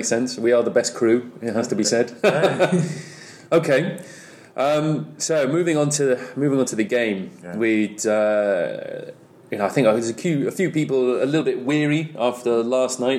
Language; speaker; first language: English; native; English